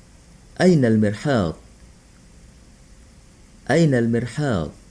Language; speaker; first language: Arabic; non-native, local second language; Indonesian